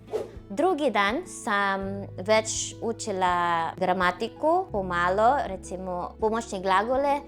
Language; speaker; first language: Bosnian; non-native, fluent; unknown